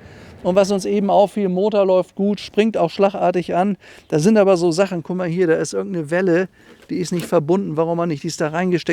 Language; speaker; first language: German; native; German